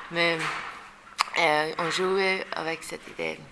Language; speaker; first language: French; non-native, learner; Norwegian